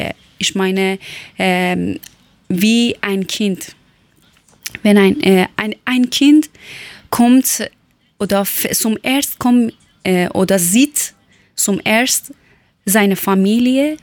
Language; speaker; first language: German; non-native, learner; Persian